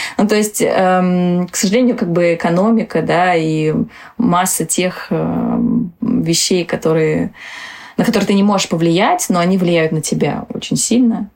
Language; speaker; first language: Russian; early bilingual, other home language; Tajik